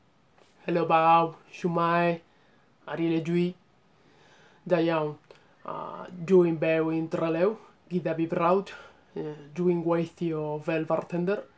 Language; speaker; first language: Welsh; non-native, learner; Spanish